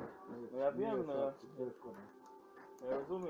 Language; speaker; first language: Polish; native; Polish